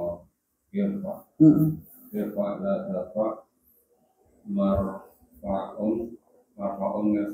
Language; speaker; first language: Arabic; non-native, learner; Indonesian